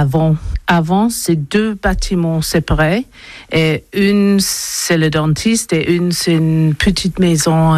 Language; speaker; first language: French; non-native, learner; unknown